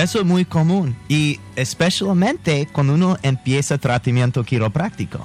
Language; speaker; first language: Spanish; non-native, fluent; English